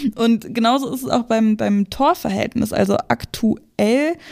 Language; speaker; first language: German; native; German